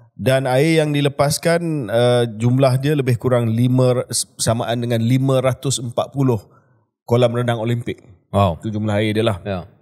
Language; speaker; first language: Malay; early bilingual, heritage; Malay